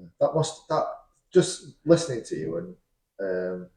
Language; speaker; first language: English; native; English